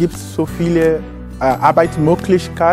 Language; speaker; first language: German; non-native, fluent; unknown